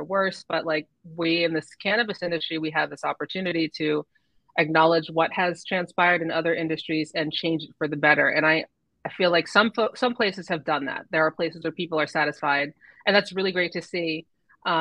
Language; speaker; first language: English; native; English